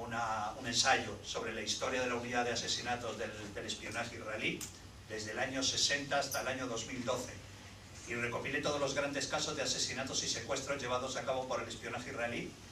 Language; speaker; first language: Spanish; native; Spanish